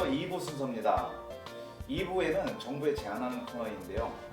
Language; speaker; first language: Korean; native; Korean